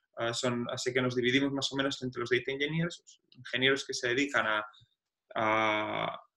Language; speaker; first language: Spanish; native; Spanish